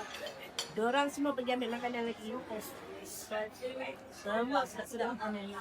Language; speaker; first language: Malay; native; Malay